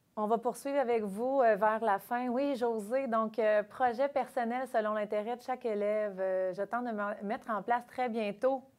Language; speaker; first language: French; native; French